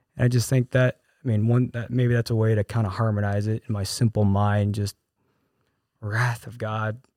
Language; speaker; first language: English; early bilingual, other home language; Korean